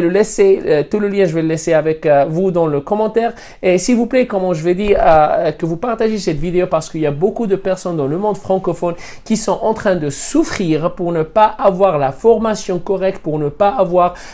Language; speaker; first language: French; non-native, fluent; Spanish